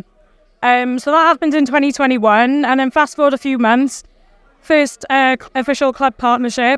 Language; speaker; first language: English; native; English